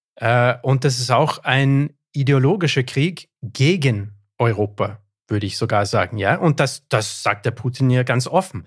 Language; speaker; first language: German; non-native, fluent; English